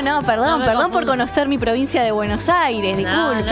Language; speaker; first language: Spanish; native; Spanish